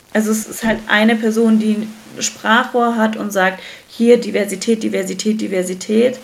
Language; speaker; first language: German; early bilingual, other home language; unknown